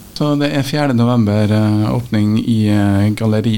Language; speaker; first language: Norwegian; native; Norwegian